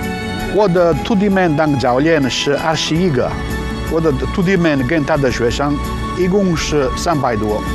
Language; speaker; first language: Chinese; non-native, learner; Italian